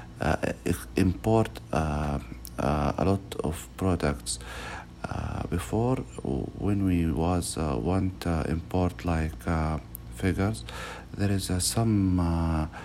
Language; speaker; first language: English; non-native, learner; Arabic